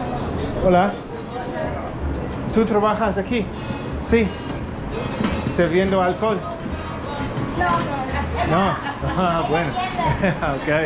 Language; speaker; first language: Spanish; non-native, learner; English